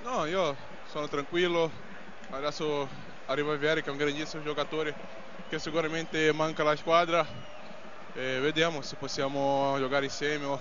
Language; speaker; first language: Italian; non-native, learner; Portuguese